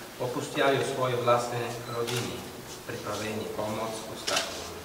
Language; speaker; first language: Slovak; non-native, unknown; Italian